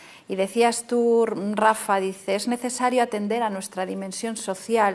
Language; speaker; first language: Spanish; native; Spanish